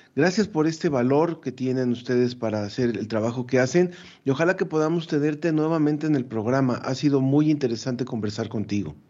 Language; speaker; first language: Spanish; native; Spanish